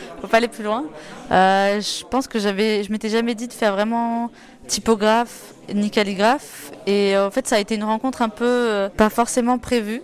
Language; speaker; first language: French; non-native, fluent; Portuguese